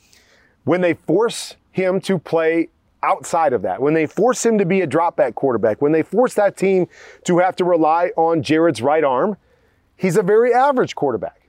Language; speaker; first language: English; native; English